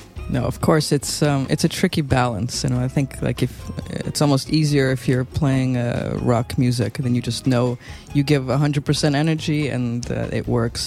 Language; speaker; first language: English; early bilingual, other home language; Russian